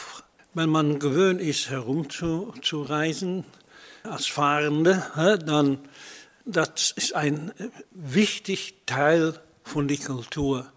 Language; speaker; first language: German; non-native, fluent; Dutch